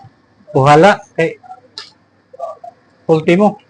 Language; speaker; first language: Spanish; non-native, learner; Filipino